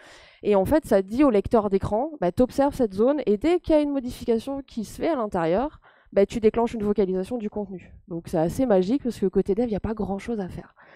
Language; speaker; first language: French; native; French